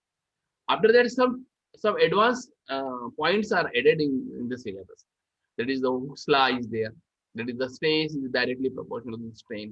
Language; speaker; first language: English; non-native, local second language; Marathi